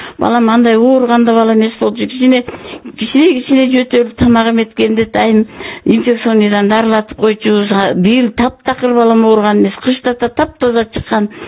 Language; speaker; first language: Kyrgyz; native; Kyrgyz